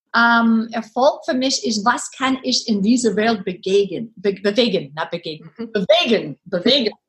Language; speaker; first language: German; non-native, learner; English